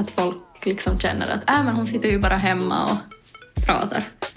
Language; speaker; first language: Swedish; native; Swedish